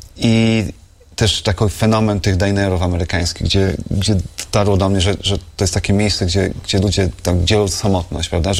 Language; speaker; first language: Polish; native; Polish